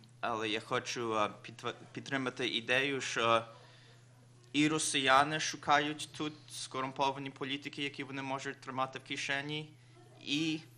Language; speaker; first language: Ukrainian; early bilingual, heritage; Ukrainian